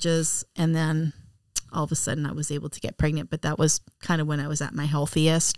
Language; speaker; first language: English; native; English